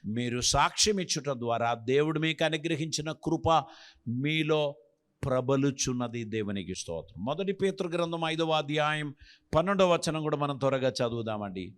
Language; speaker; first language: Telugu; non-native, fluent; Malayalam